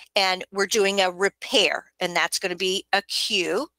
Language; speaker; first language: English; native; English